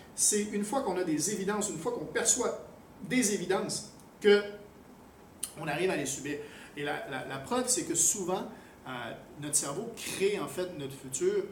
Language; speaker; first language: French; native; French